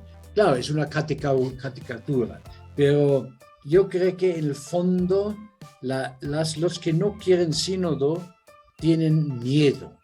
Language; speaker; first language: Spanish; non-native, fluent; German